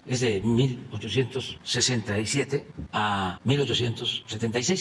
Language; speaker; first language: Spanish; native; Spanish